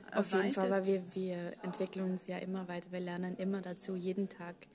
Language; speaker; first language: German; non-native, fluent; Dutch